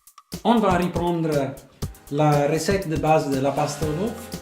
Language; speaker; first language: French; non-native, fluent; Italian